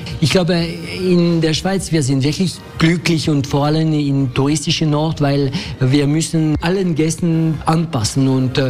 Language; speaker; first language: German; non-native, local second language; French